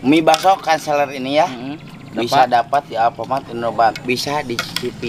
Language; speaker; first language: Indonesian; non-native, local second language; Sundanese